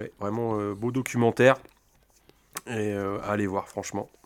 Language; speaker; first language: French; native; French